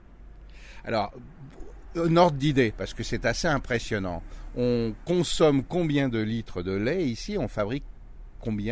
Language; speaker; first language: French; native; French